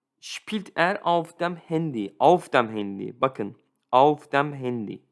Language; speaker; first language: German; non-native, fluent; Turkish